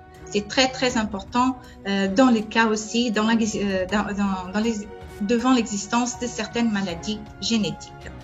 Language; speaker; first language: French; non-native, fluent; Portuguese